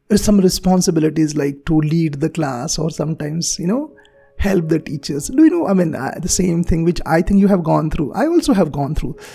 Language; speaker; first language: English; non-native, local second language; Marathi